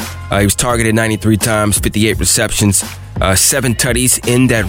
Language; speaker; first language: English; native; English